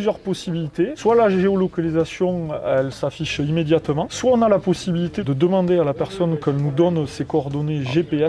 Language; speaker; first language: French; native; French